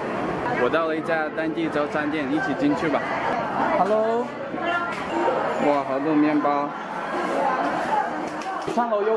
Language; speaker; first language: Chinese; non-native, fluent; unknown